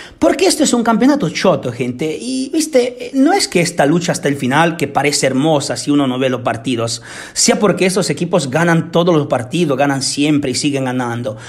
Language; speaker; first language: Spanish; non-native, fluent; Italian